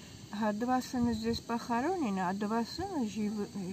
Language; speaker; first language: Russian; non-native, local second language; Armenian